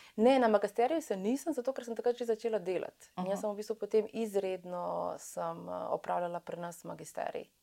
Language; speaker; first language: Slovenian; early bilingual, other home language; Serbian